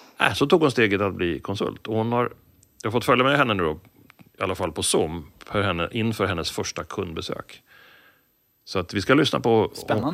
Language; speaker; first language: Swedish; native; Swedish